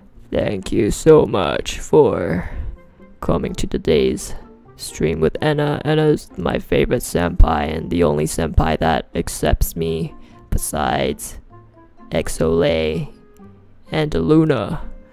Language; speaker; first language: English; native; English